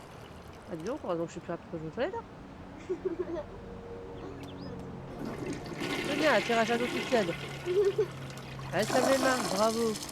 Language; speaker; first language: French; native; French